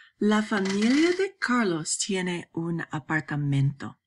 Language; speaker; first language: Spanish; non-native, fluent; English